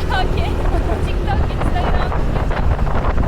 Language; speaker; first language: English; non-native, learner; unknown